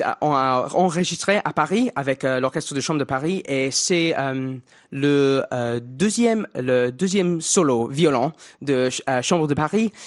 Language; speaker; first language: French; non-native, fluent; English